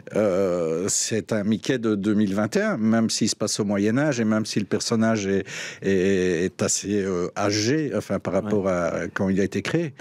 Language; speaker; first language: French; native; French